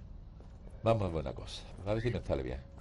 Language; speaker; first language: Spanish; native; Spanish